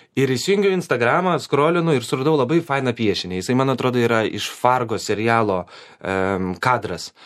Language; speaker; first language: Lithuanian; non-native, local second language; Polish